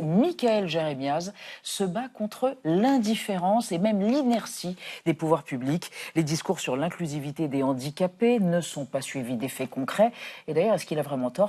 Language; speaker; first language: French; native; French